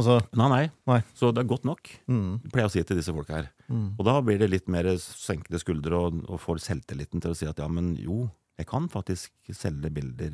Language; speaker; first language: Norwegian; native; Norwegian